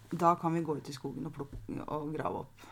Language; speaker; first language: Norwegian; native; Norwegian